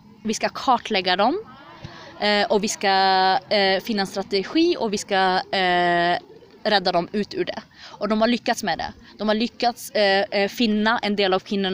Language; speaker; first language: Swedish; early bilingual, other home language; Kurdish